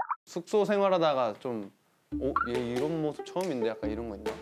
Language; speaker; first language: Korean; native; Korean